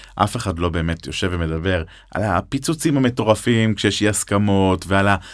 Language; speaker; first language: Hebrew; native; Hebrew